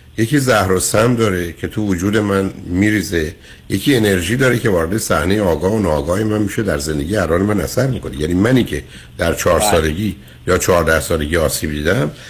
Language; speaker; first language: Persian; native; Persian